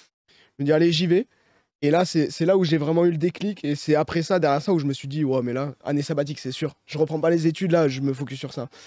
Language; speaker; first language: French; native; French